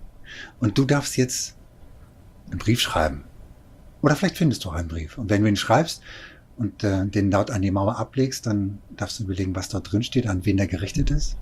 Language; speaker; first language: German; native; German